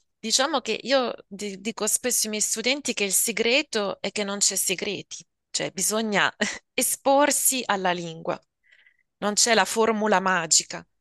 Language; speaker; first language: Italian; native; Italian